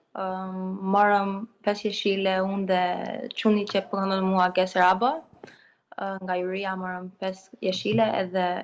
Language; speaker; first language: Albanian; early bilingual, other home language; English